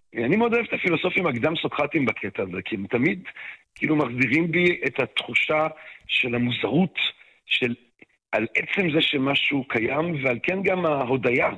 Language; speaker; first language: Hebrew; non-native, fluent; French